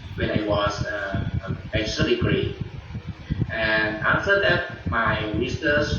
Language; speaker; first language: English; non-native, learner; Thai